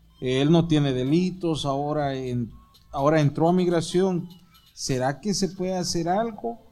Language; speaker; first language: Spanish; native; Spanish